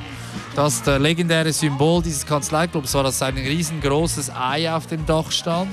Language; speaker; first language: German; native; German